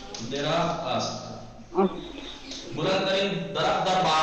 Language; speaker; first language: Persian; non-native, fluent; Urdu